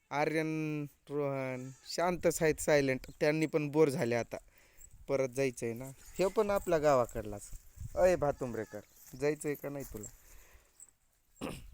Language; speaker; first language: Marathi; native; Marathi